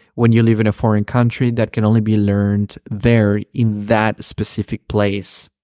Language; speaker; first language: English; early bilingual, other home language; Spanish